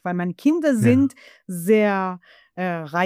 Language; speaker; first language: German; non-native, fluent; Persian